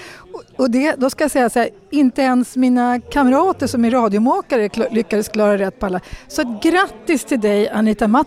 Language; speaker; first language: Swedish; native; Swedish